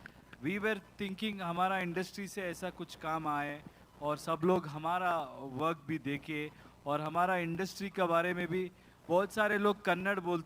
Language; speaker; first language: Hindi; non-native, local second language; Kannada